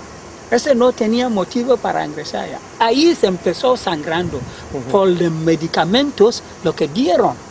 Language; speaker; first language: Spanish; non-native, learner; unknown